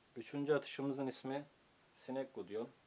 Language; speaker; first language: Turkish; native; Turkish